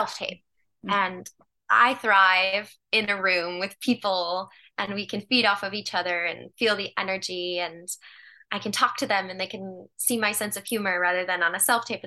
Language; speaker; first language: English; native; English